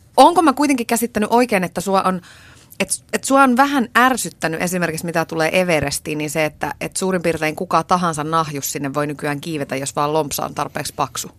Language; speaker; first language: Finnish; native; Finnish